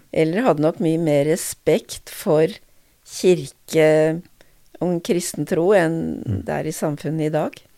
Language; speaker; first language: Norwegian; native; Norwegian